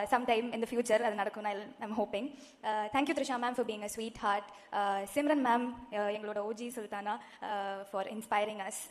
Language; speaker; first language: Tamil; non-native, fluent; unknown